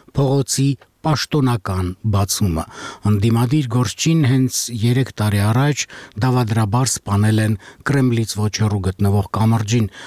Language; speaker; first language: Armenian; native; Armenian